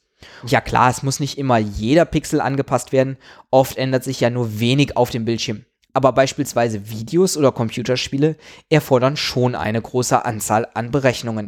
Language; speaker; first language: German; native; German